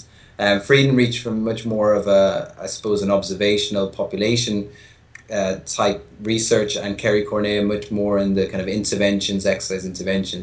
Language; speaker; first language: English; native; English